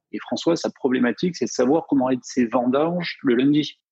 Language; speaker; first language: French; native; French